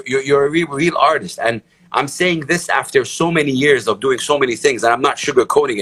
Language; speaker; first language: English; non-native, fluent; Arabic